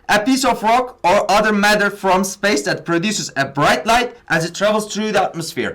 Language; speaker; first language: English; non-native, fluent; Turkish